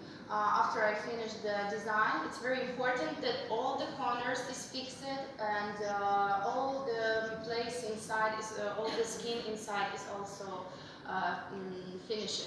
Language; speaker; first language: English; non-native, fluent; Russian